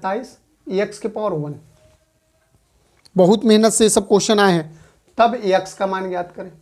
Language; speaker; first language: Hindi; native; Hindi